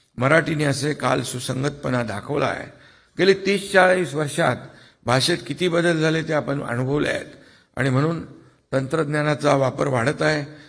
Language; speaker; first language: Marathi; native; Marathi